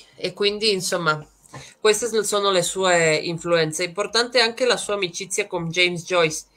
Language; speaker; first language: Italian; native; Italian